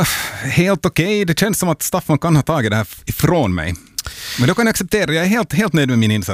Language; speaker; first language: Swedish; native; Swedish